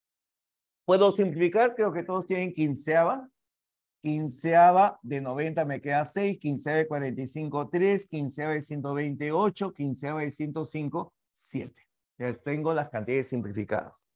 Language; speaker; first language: Spanish; native; Spanish